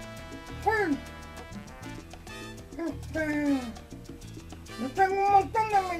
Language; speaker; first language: Spanish; early bilingual, heritage; Spanish